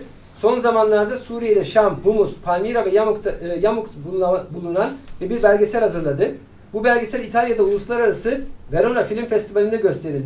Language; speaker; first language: Turkish; native; Turkish